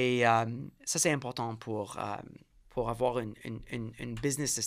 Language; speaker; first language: French; non-native, learner; English